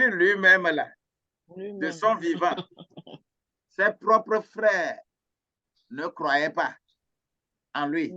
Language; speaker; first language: French; non-native, local second language; Ewe